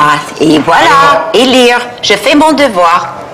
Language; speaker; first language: French; non-native, learner; English